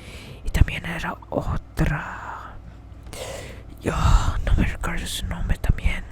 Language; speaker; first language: Spanish; early bilingual, heritage; English